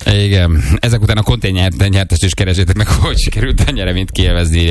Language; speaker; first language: Hungarian; native; Hungarian